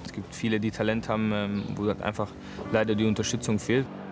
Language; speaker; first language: German; native; German